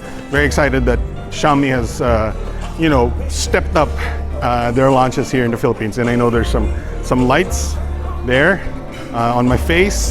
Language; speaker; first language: English; non-native, local second language; Filipino